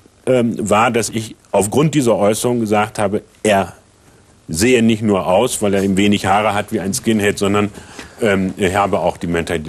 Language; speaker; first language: German; native; German